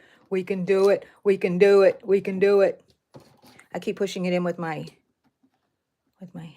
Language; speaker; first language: English; native; English